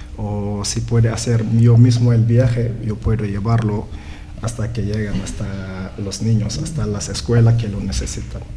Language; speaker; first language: Spanish; non-native, learner; Wolof